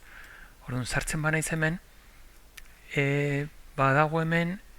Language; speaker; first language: Basque; non-native, local second language; Spanish